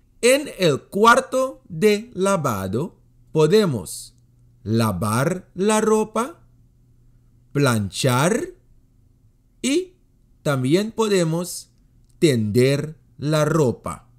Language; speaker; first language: Spanish; non-native, fluent; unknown